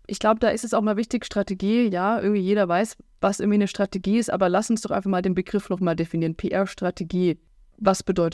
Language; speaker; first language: German; native; German